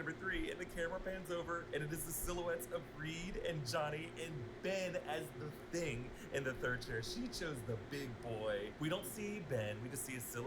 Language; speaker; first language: English; native; English